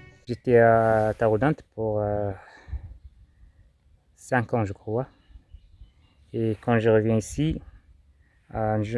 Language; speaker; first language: French; non-native, local second language; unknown